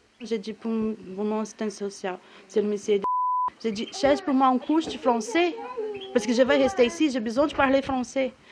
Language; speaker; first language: French; non-native, learner; Portuguese